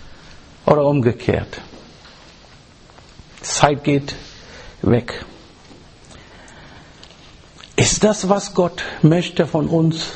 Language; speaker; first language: German; non-native, learner; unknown